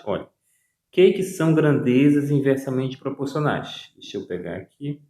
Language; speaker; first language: Portuguese; native; Portuguese